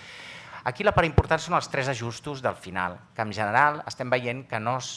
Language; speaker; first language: Catalan; native; Catalan